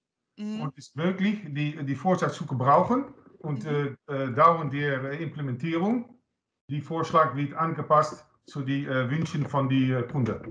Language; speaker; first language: German; non-native, learner; Dutch